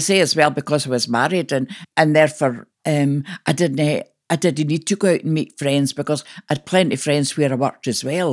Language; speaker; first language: English; native; English